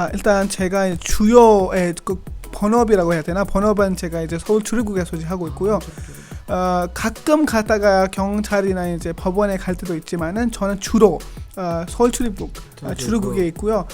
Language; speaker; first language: Korean; non-native, fluent; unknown